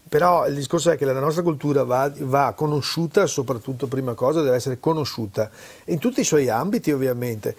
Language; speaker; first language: Italian; native; Italian